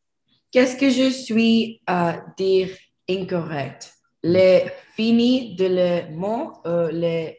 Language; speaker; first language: French; non-native, learner; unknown